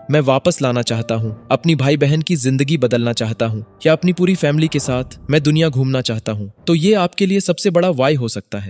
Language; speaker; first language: Hindi; native; Hindi